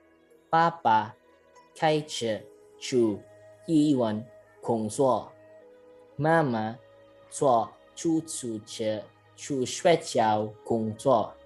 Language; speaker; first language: Chinese; non-native, learner; Indonesian